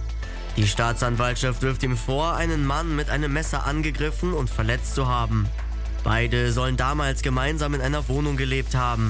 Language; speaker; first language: German; native; German